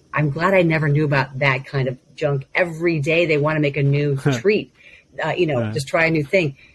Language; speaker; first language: English; native; English